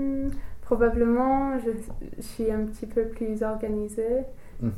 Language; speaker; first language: French; non-native, learner; English